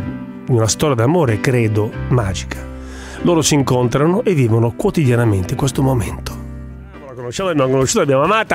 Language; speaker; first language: Italian; native; Italian